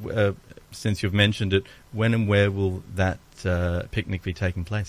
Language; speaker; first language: English; early bilingual, other home language; Greek